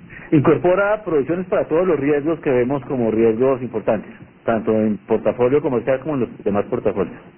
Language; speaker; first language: Spanish; native; Spanish